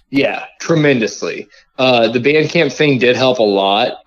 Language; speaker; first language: English; native; English